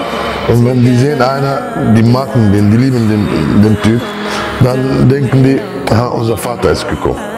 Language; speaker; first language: German; non-native, fluent; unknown